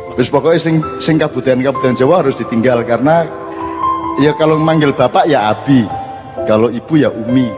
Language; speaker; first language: Indonesian; non-native, local second language; Javanese